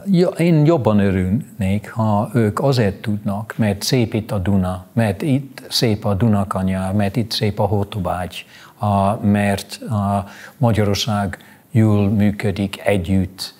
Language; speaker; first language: Hungarian; non-native, fluent; English